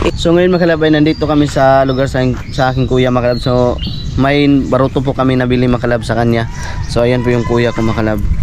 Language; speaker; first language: Filipino; non-native, local second language; Cebuano